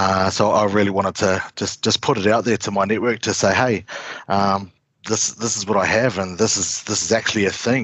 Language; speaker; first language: English; native; English